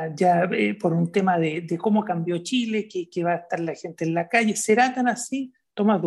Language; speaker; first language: Spanish; native; Spanish